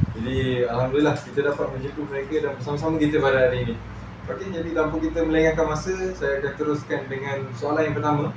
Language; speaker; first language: Malay; native; Malay